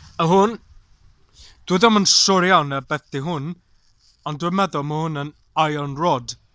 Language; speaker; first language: Welsh; non-native, local second language; English